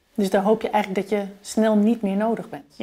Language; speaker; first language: Dutch; native; Dutch